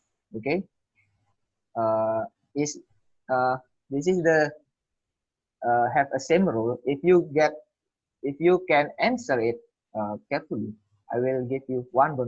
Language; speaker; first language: English; non-native, learner; Indonesian